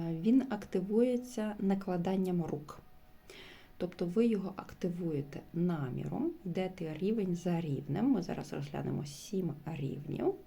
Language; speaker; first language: Ukrainian; non-native, local second language; Russian